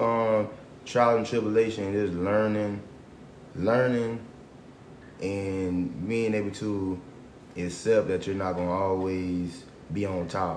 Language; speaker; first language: English; native; English